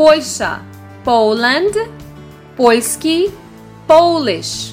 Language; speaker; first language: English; non-native, fluent; Russian